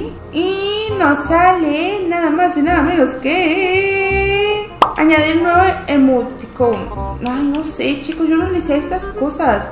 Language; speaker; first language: Spanish; native; Spanish